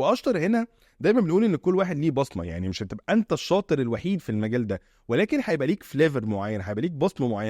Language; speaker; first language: Arabic; native; Arabic